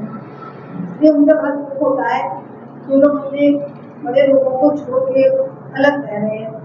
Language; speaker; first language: Hindi; native; Hindi